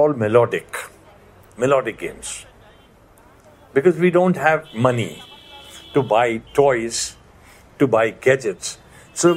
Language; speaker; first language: English; non-native, local second language; Punjabi